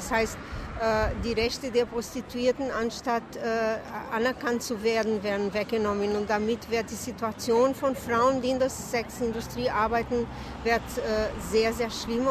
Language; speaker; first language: German; non-native, fluent; Portuguese